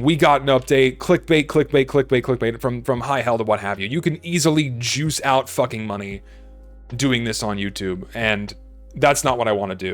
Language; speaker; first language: English; native; English